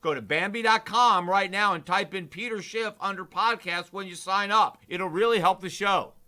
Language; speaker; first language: English; native; English